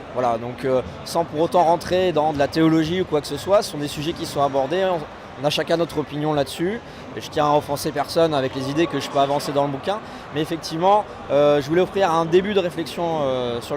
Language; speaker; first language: French; native; French